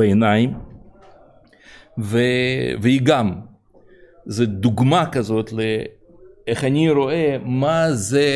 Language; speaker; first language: Hebrew; non-native, fluent; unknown